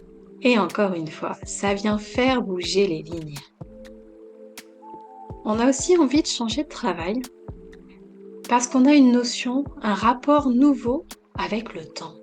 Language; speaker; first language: French; native; French